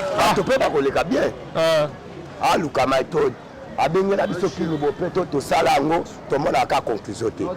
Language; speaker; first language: Lingala; native; Lingala